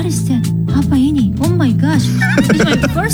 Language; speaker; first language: English; non-native, learner; Korean